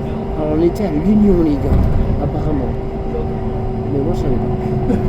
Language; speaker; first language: French; native; French